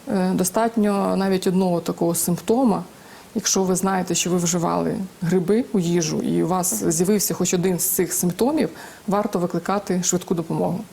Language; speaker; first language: Ukrainian; native; Ukrainian